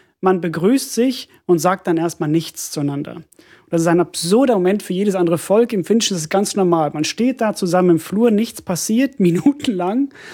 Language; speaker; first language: German; non-native, fluent; Finnish